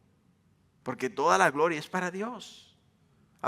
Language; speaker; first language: Spanish; native; Spanish